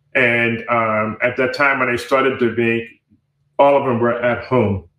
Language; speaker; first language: English; native; English